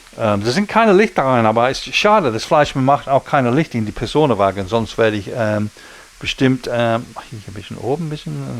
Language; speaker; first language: German; non-native, learner; English